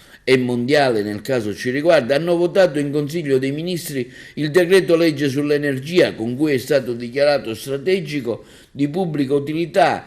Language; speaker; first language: Italian; native; Italian